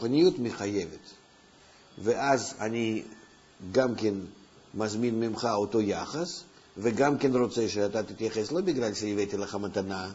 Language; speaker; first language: Hebrew; non-native, fluent; Russian